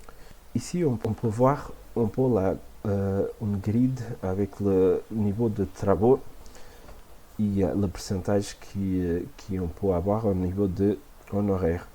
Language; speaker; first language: French; non-native, fluent; Portuguese